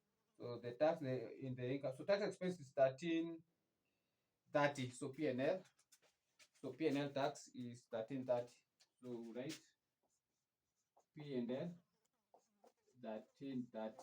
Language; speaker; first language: English; non-native, local second language; Swahili